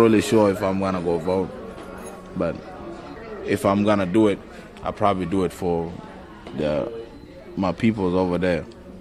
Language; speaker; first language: English; non-native, fluent; Acoli